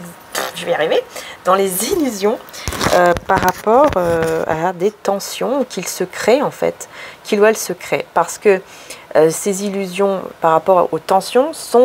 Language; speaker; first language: French; native; French